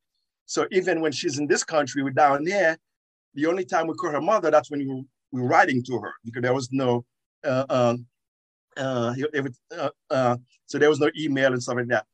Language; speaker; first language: English; non-native, fluent; Haitian Creole